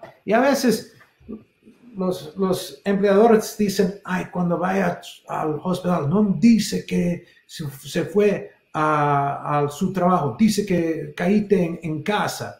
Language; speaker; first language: Spanish; non-native, fluent; English